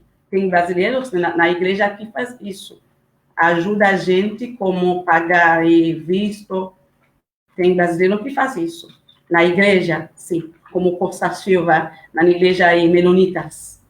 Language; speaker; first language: Portuguese; non-native, learner; Haitian Creole